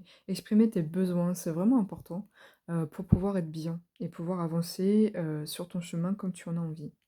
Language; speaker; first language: French; native; French